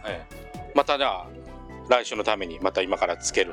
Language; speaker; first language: Japanese; native; Japanese